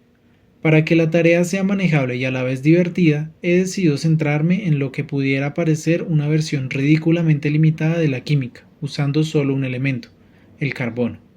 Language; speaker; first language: Spanish; native; Spanish